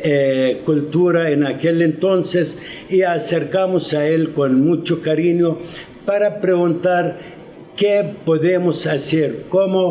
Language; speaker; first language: Spanish; non-native, fluent; Arabic